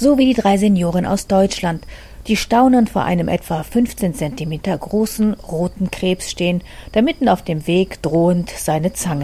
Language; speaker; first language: German; native; German